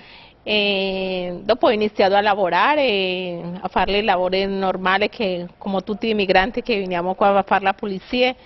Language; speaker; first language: Italian; non-native, fluent; Spanish